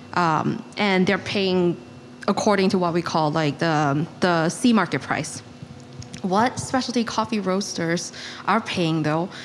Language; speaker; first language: English; non-native, local second language; Chinese